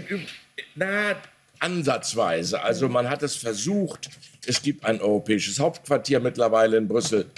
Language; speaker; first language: German; native; German